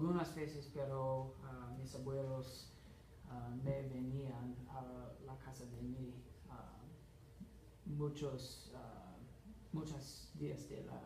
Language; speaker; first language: Spanish; non-native, learner; English